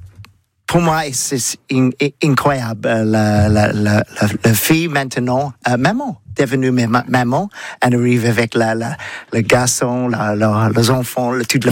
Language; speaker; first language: French; non-native, learner; English